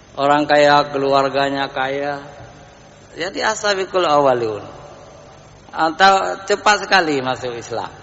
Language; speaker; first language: Indonesian; non-native, local second language; Achinese